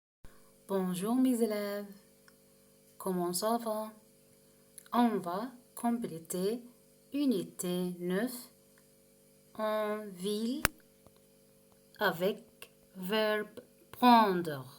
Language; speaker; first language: French; non-native, fluent; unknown